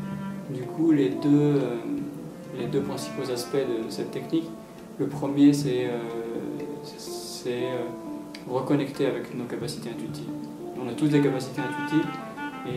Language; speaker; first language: French; native; French